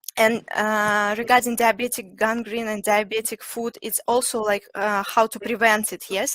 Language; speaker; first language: English; non-native, fluent; Russian